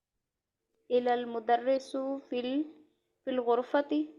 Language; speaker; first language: Arabic; non-native, learner; Urdu